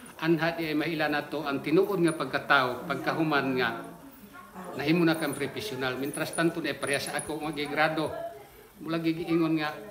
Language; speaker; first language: Cebuano; non-native, local second language; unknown